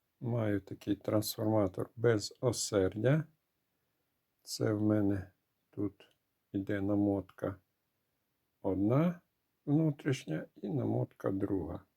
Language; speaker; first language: Ukrainian; native; Ukrainian